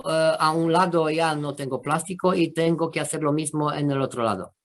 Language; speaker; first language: Spanish; non-native, fluent; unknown